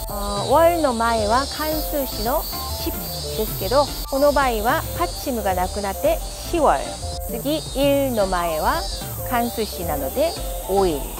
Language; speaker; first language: Japanese; non-native, fluent; Korean